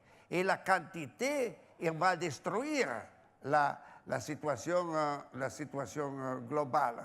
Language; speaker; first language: French; non-native, fluent; Italian